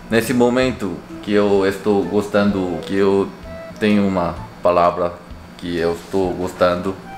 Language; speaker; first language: Portuguese; non-native, learner; Korean